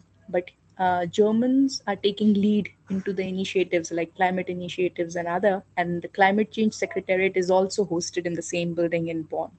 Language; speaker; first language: English; non-native, local second language; Hindi